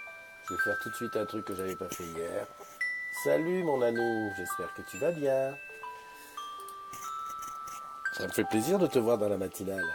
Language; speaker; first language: French; native; French